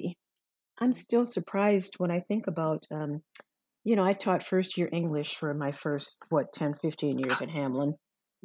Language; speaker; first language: English; native; English